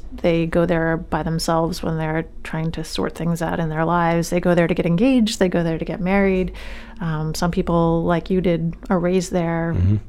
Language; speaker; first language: English; native; English